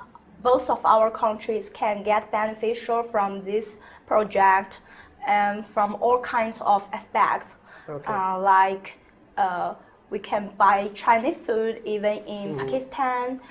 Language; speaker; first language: English; non-native, learner; Chinese